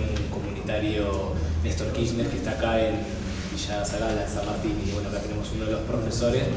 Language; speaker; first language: Spanish; native; Spanish